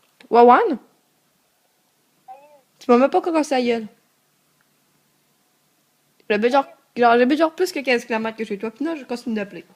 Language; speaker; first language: French; native; French